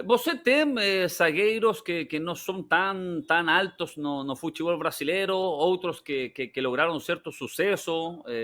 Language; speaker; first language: Portuguese; non-native, learner; Spanish